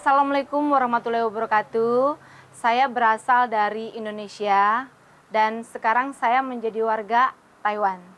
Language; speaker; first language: Indonesian; non-native, local second language; Javanese